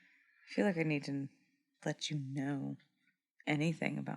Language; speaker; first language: English; native; English